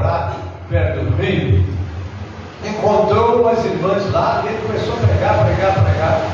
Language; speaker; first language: Portuguese; native; Portuguese